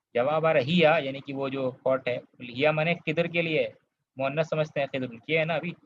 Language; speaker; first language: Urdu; native; Urdu